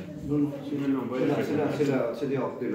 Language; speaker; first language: French; non-native, learner; Spanish